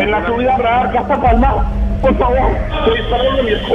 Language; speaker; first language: Spanish; native; Spanish